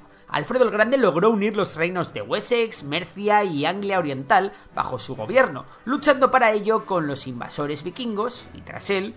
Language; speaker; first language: Spanish; native; Spanish